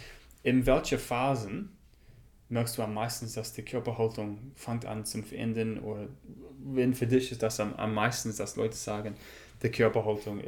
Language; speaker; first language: German; non-native, learner; English